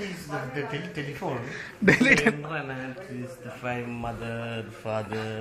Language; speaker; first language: English; non-native, learner; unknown